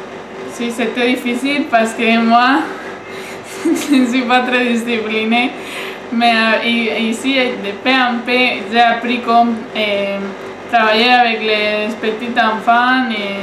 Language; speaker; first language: French; non-native, learner; Spanish